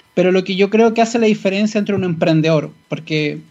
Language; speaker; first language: Spanish; native; Spanish